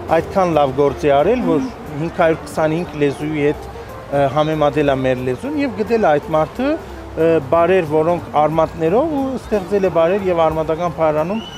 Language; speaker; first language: Armenian; early bilingual, heritage; Armenian